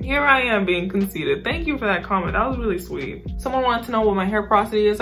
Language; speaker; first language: English; native; English